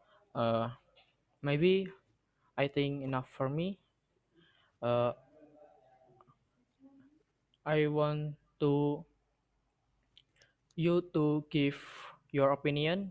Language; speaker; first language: English; non-native, learner; Indonesian